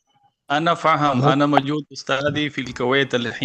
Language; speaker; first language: Arabic; non-native, learner; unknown